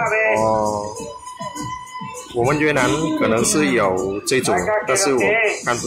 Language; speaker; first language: Chinese; non-native, fluent; Vietnamese